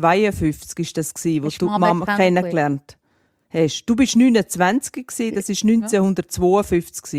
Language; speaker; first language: German; native; German